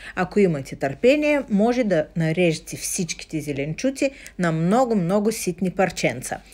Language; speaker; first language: Bulgarian; non-native, fluent; Russian